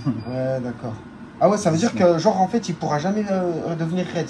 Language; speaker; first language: French; native; French